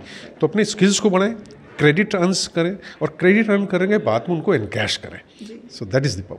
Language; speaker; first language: Hindi; native; Hindi